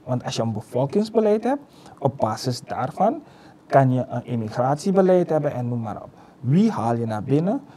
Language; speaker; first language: Dutch; native; Dutch